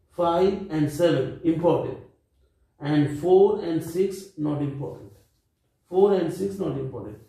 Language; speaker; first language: English; non-native, local second language; Bangla